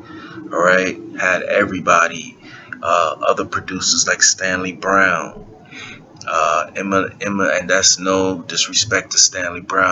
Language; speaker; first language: English; native; English